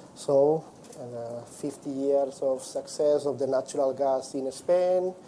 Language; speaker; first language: English; non-native, fluent; Spanish